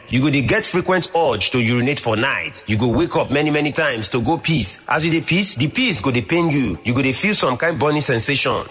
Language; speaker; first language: Nigerian Pidgin; native; Nigerian Pidgin